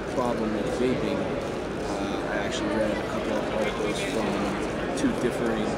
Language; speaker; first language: English; native; English